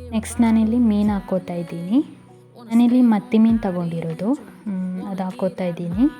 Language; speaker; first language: Kannada; non-native, local second language; Malayalam